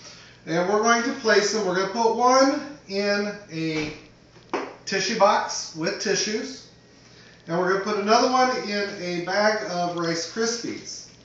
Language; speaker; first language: English; native; English